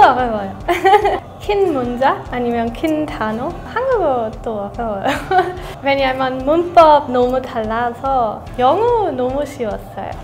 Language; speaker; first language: Korean; non-native, learner; German